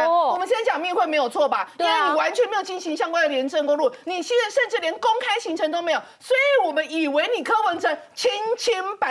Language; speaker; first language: Chinese; native; Chinese